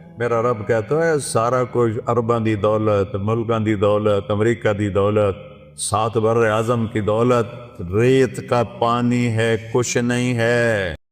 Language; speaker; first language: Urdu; non-native, local second language; Saraiki